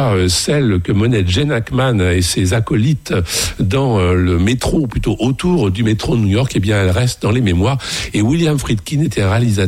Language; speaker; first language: French; native; French